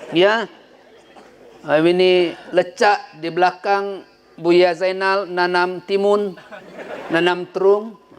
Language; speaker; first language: Malay; non-native, local second language; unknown